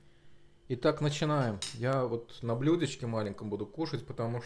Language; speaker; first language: Russian; non-native, fluent; Azerbaijani